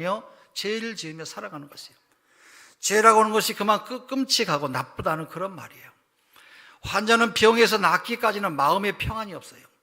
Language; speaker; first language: Korean; native; Korean